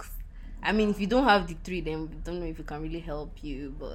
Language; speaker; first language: English; non-native, local second language; Yoruba